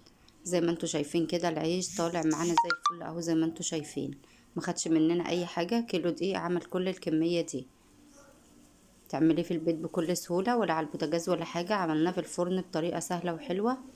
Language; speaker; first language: Arabic; native; Arabic